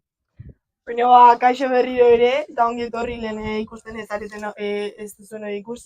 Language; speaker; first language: Basque; native; Basque